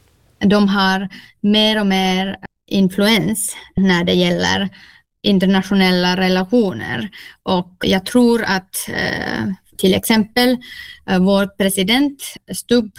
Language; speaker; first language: Swedish; non-native, local second language; Finnish